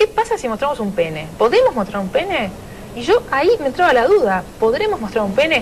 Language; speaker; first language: Spanish; native; Spanish